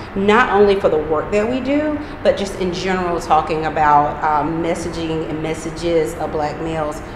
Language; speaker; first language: English; native; English